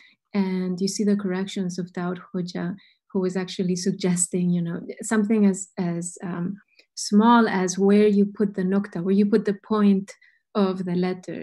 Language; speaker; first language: English; non-native, fluent; Spanish